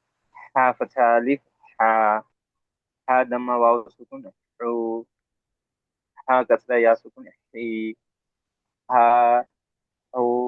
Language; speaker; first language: Arabic; non-native, learner; Telugu